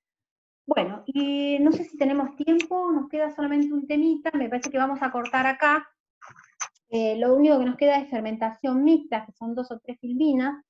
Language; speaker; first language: Spanish; native; Spanish